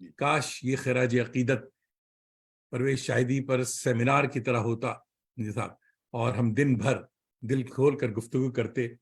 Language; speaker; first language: Urdu; native; Urdu